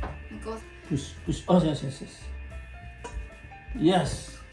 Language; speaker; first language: Japanese; native; Japanese